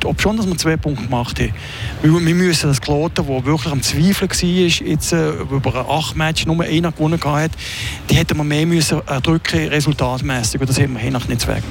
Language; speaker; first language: German; native; German